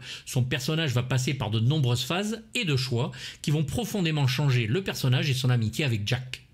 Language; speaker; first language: French; native; French